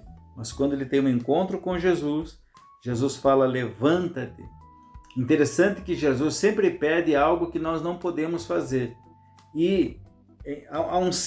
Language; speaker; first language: Portuguese; native; Portuguese